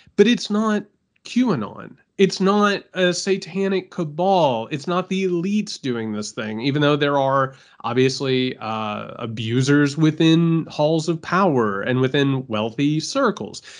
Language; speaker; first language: English; native; English